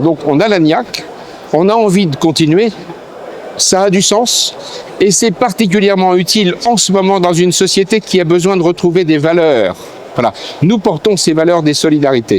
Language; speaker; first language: French; native; French